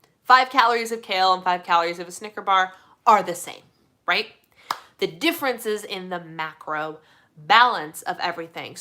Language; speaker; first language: English; native; English